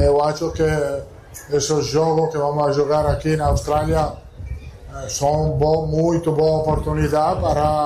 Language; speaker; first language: Portuguese; non-native, fluent; Italian